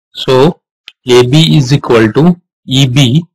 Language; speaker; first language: Hindi; non-native, local second language; Marathi